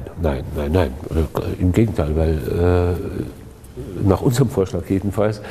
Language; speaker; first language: German; native; German